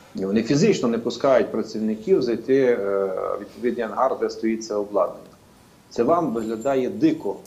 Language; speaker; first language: Ukrainian; native; Ukrainian